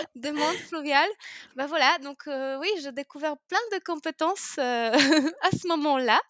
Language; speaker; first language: French; non-native, fluent; Polish